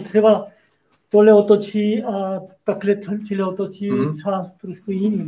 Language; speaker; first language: Czech; non-native, learner; Korean